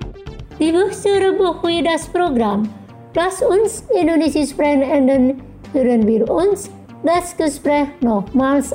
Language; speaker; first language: German; non-native, local second language; Indonesian